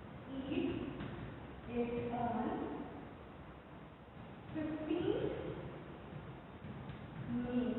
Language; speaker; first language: English; non-native, local second language; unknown